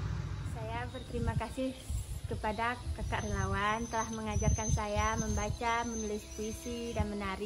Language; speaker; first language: Indonesian; non-native, local second language; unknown